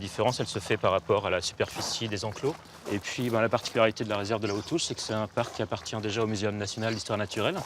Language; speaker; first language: French; native; French